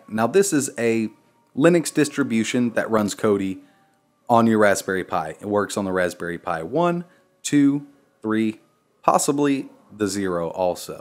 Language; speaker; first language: English; native; English